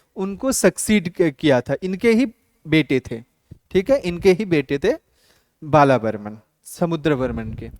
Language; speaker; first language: Hindi; non-native, local second language; Assamese